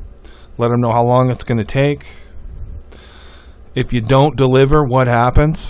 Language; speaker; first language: English; native; English